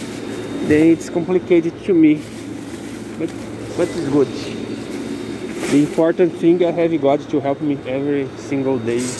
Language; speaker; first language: English; non-native, learner; Portuguese